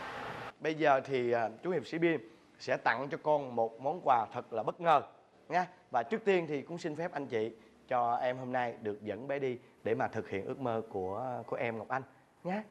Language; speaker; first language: Vietnamese; native; Vietnamese